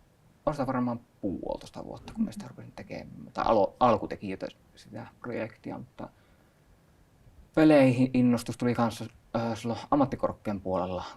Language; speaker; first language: Finnish; native; Finnish